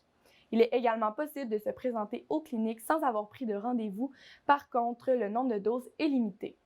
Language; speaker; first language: French; native; French